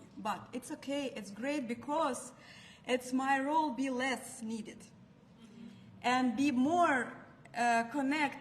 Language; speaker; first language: English; non-native, learner; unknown